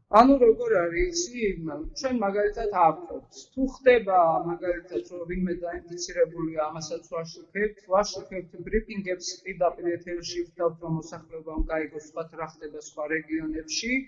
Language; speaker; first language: Georgian; non-native, local second language; Azerbaijani